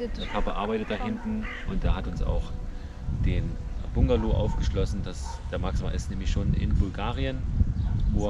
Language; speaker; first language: German; native; German